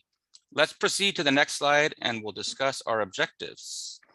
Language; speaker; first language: English; native; English